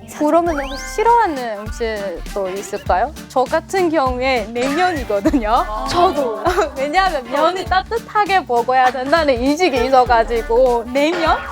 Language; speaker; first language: Korean; non-native, fluent; Burmese